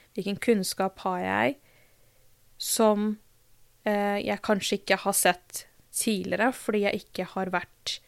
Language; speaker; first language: Norwegian; native; Norwegian